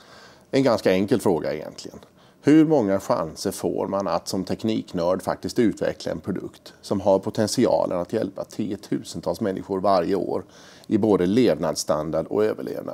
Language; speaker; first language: Swedish; native; Swedish